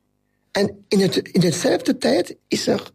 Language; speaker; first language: Dutch; non-native, local second language; French